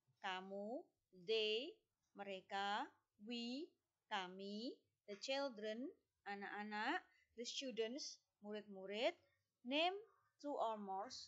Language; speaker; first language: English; non-native, fluent; Indonesian